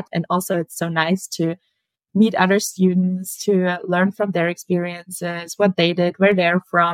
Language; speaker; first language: English; non-native, fluent; German